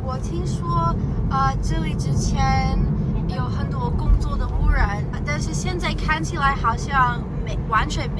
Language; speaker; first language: Chinese; non-native, fluent; English